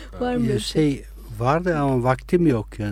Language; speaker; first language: Turkish; non-native, fluent; Italian